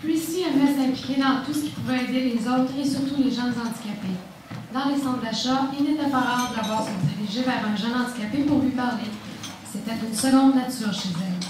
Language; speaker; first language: French; native; French